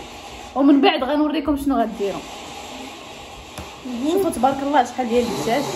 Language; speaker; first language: Arabic; native; Arabic